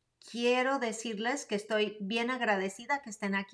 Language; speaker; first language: Spanish; early bilingual, heritage; Spanish